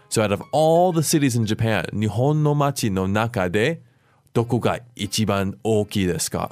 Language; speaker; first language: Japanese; non-native, fluent; English